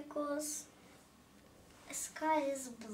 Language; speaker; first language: English; non-native, learner; Russian